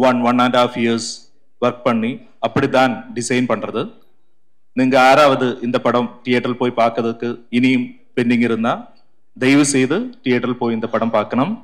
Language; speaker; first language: Tamil; non-native, learner; Malayalam